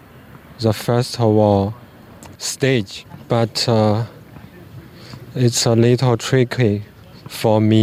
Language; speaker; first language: English; non-native, learner; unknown